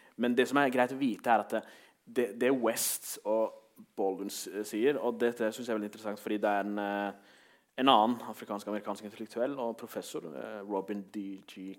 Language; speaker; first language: Norwegian; early bilingual, other home language; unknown